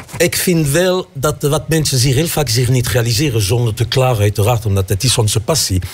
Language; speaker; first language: Dutch; non-native, fluent; French